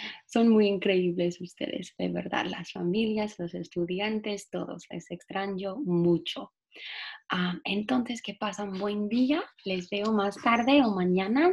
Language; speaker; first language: Spanish; non-native, fluent; English